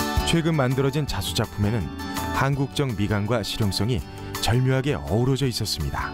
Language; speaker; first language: Korean; native; Korean